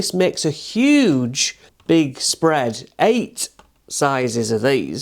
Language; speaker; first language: English; native; English